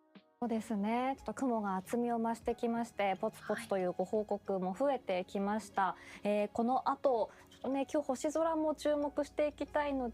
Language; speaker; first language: Japanese; native; Japanese